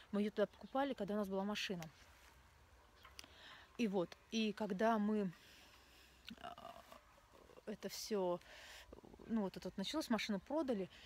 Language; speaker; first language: Russian; native; Russian